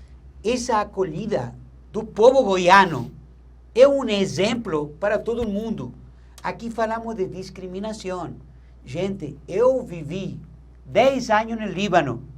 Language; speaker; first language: Portuguese; non-native, learner; Spanish